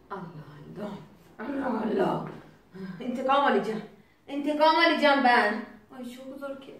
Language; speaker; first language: Turkish; non-native, learner; Azerbaijani